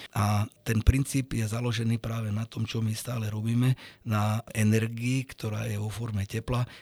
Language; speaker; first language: Slovak; native; Slovak